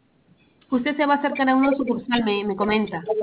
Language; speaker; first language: Spanish; native; Spanish